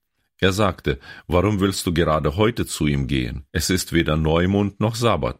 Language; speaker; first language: German; native; German